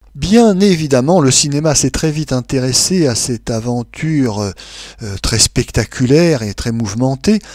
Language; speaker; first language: French; native; French